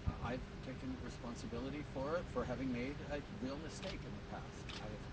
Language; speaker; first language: English; native; English